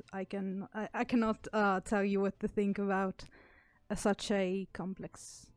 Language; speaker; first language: English; non-native, fluent; Italian